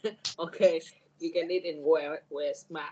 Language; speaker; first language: English; non-native, learner; Thai